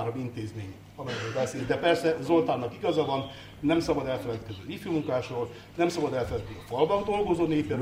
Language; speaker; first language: Hungarian; native; Hungarian